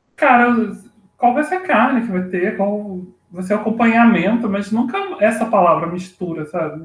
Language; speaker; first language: Portuguese; native; Portuguese